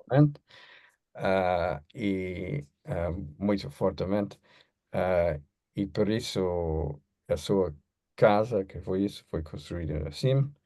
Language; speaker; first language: Portuguese; non-native, learner; English